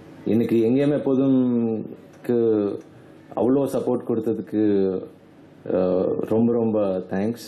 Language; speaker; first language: Tamil; non-native, learner; Telugu